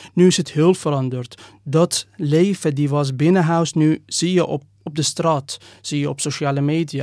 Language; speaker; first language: Dutch; non-native, fluent; Persian